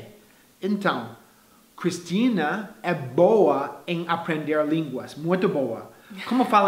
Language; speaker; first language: Portuguese; non-native, fluent; English